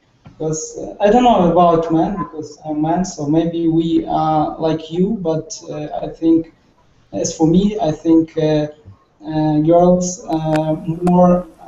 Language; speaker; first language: English; non-native, learner; Russian